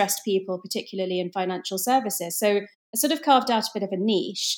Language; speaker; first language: English; native; English